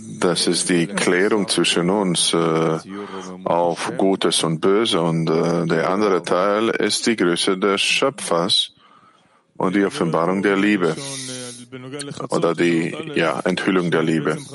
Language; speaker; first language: German; non-native, fluent; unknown